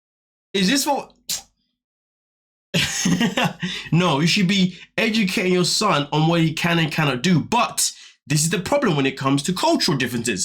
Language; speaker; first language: English; native; English